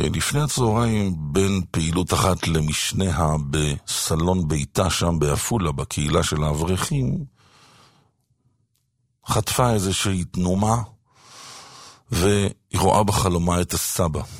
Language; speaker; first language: Hebrew; native; Hebrew